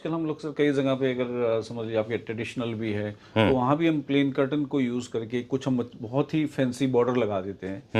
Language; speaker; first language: Hindi; native; Hindi